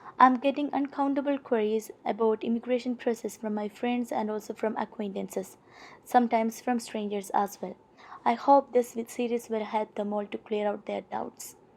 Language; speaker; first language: English; non-native, local second language; Malayalam